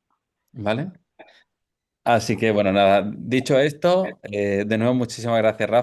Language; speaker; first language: Spanish; native; Spanish